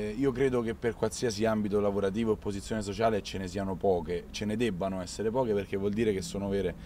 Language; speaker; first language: Italian; native; Italian